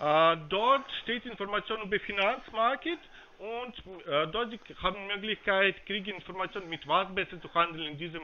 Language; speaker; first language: German; non-native, fluent; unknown